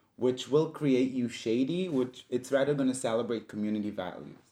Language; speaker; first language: English; non-native, fluent; Hebrew